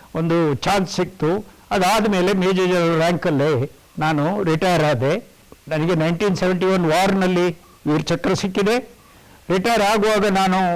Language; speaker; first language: Kannada; non-native, local second language; Kodava